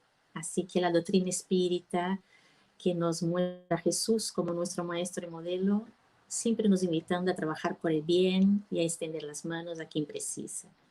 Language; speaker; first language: Spanish; non-native, fluent; Portuguese